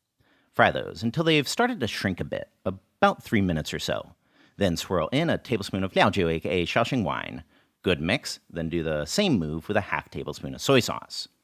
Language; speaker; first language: English; native; English